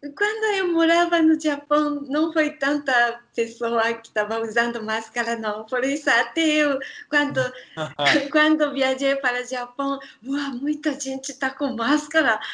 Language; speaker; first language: Portuguese; non-native, learner; Japanese